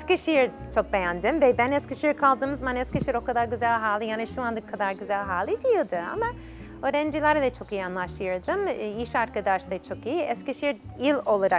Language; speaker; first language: Turkish; non-native, fluent; English